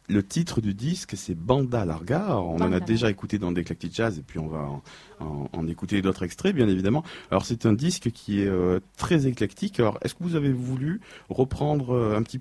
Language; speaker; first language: French; native; French